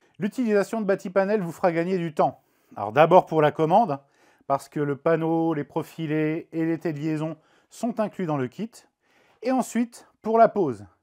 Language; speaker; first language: French; native; French